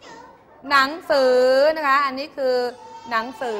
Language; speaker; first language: Thai; native; Thai